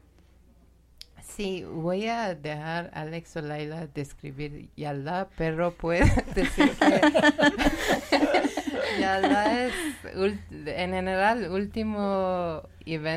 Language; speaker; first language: Spanish; non-native, learner; Persian